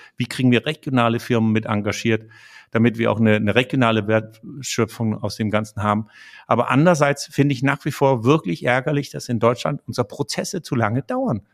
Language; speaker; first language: German; non-native, fluent; Danish